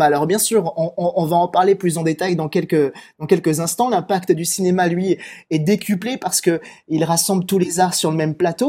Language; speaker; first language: French; native; French